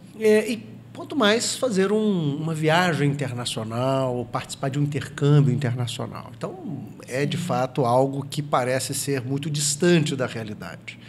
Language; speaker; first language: Portuguese; native; Portuguese